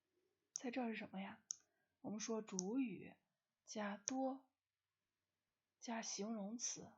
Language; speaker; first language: Chinese; non-native, fluent; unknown